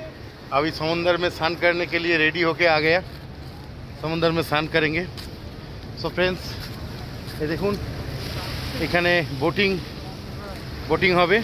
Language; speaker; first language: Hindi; non-native, local second language; Bangla